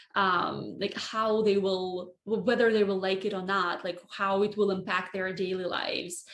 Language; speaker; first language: English; non-native, fluent; Russian